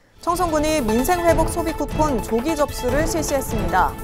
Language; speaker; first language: Korean; native; Korean